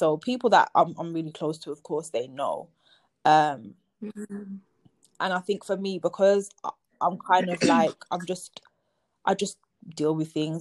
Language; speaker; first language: English; native; English